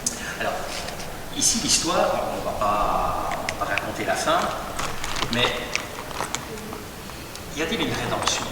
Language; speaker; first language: French; native; French